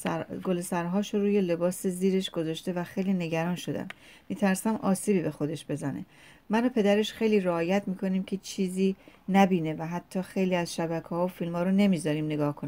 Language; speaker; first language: Persian; native; Persian